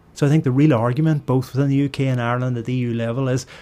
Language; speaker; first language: English; native; English